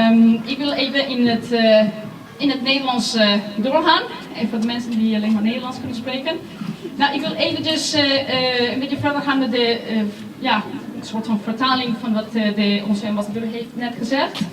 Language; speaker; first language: Dutch; non-native, fluent; Spanish